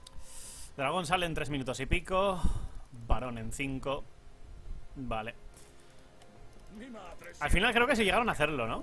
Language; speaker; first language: Spanish; native; Spanish